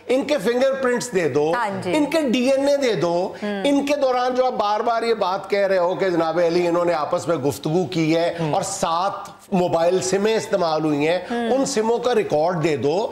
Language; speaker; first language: Urdu; non-native, local second language; Punjabi